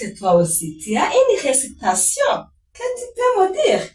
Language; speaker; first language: French; non-native, local second language; Kinyarwanda